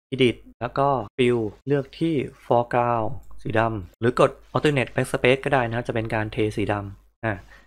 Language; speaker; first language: Thai; native; Thai